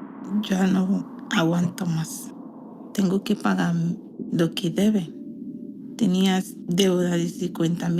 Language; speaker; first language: Spanish; non-native, learner; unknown